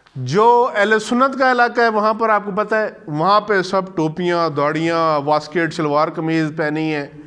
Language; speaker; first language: Urdu; non-native, local second language; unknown